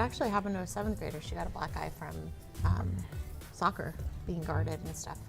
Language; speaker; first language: English; native; English